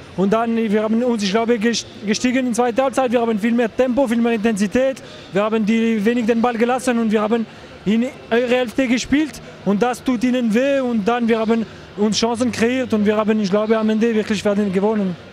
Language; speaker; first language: German; non-native, local second language; French